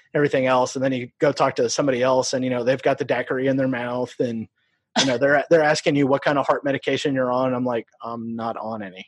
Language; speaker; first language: English; native; English